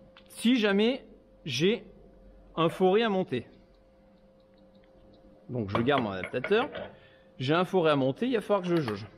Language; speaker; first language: French; native; French